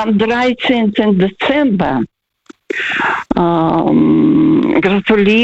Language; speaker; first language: German; non-native, fluent; Russian